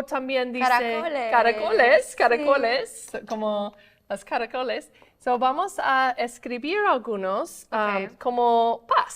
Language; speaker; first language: Spanish; non-native, fluent; English